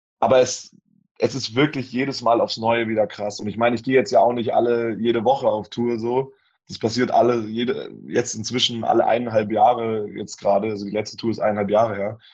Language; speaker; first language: German; native; German